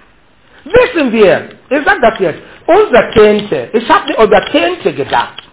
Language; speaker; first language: German; non-native, learner; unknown